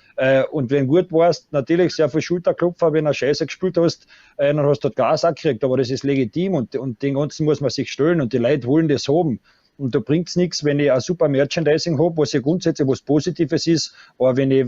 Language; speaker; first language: German; native; German